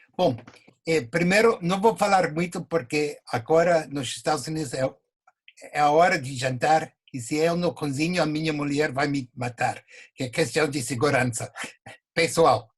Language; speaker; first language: Portuguese; non-native, fluent; English